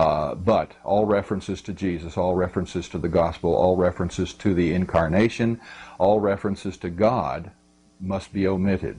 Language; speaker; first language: English; native; English